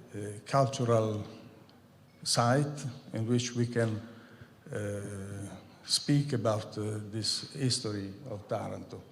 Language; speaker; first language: English; non-native, fluent; Italian